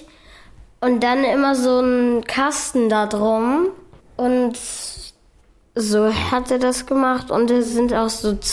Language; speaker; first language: German; native; German